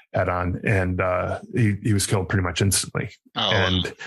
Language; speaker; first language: English; native; English